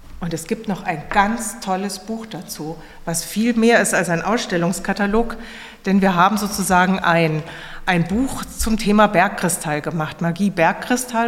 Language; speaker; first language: German; native; German